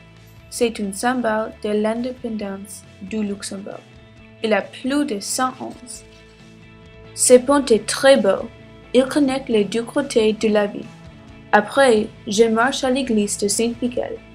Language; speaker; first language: French; non-native, learner; English